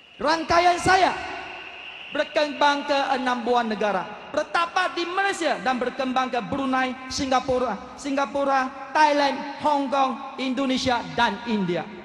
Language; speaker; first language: Malay; non-native, local second language; Chinese